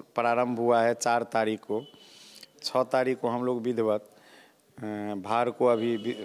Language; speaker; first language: Hindi; non-native, local second language; Maithili